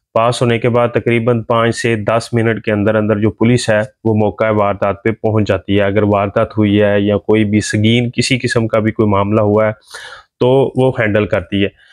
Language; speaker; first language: Urdu; non-native, local second language; Punjabi